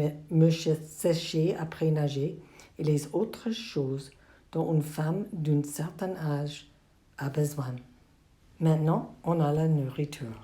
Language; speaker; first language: French; non-native, learner; English